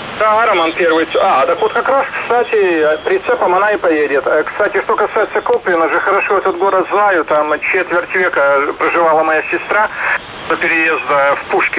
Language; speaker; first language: Russian; native; Russian